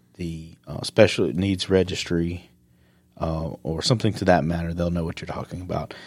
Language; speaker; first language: English; native; English